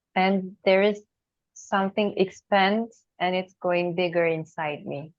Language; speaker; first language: English; non-native, learner; Turkish